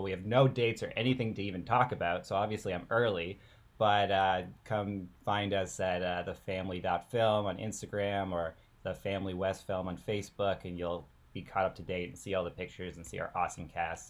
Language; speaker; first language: English; native; English